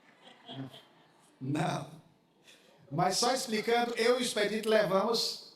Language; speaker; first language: Portuguese; native; Portuguese